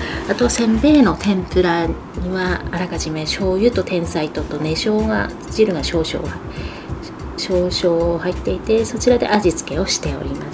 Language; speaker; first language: Japanese; native; Japanese